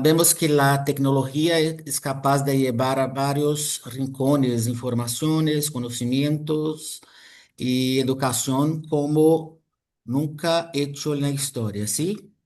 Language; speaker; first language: Spanish; non-native, fluent; Portuguese